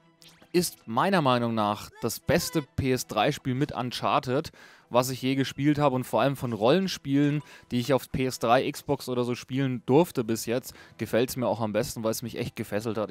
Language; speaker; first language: German; native; German